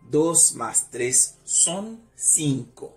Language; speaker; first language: Spanish; non-native, fluent; Haitian Creole